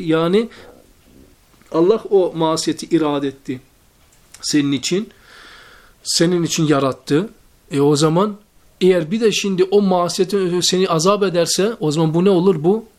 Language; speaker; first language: Turkish; native; Turkish